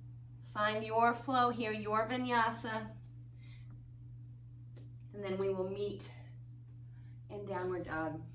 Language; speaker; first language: English; native; English